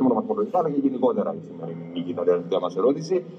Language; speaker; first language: Greek; native; Greek